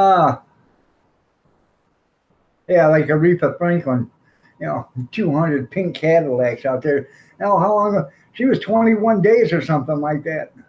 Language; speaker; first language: English; native; English